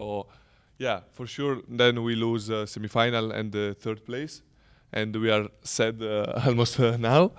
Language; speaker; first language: English; non-native, learner; Italian